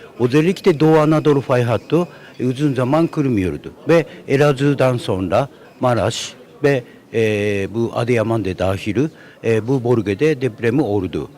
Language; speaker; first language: Turkish; non-native, learner; Japanese